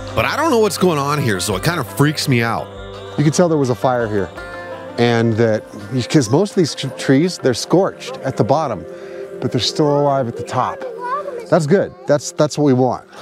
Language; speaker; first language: English; native; English